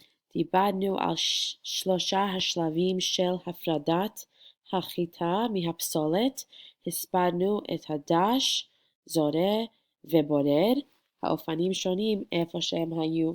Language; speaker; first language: Hebrew; non-native, fluent; English